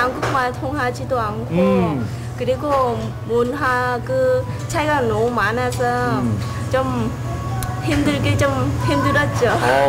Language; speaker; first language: Korean; non-native, learner; Vietnamese